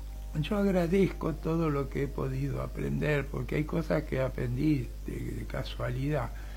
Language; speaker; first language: Spanish; native; Spanish